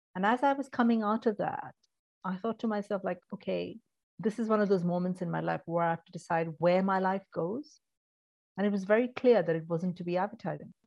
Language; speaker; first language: English; non-native, local second language; Malayalam